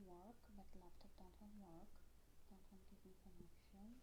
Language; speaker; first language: English; non-native, learner; Polish